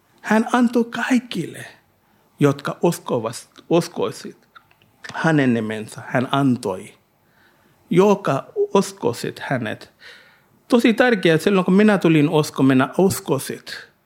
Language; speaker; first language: Finnish; non-native, learner; Hindi